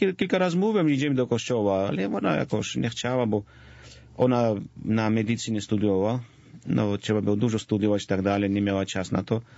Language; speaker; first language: Polish; non-native, fluent; Georgian